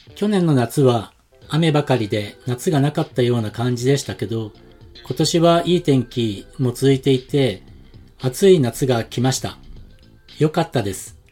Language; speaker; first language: Japanese; native; Japanese